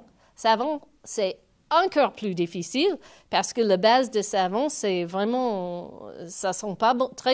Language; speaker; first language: French; non-native, fluent; English